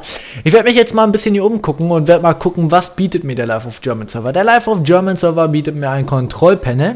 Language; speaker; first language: German; native; German